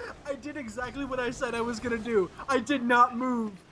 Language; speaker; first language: English; native; English